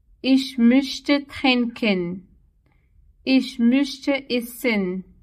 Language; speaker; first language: German; non-native, learner; Arabic